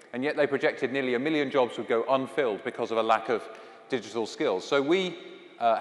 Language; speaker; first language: English; native; English